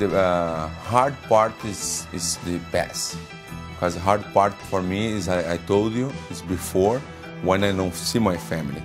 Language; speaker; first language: English; non-native, learner; Portuguese